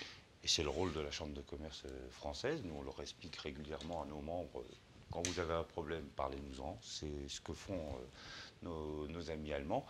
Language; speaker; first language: French; native; French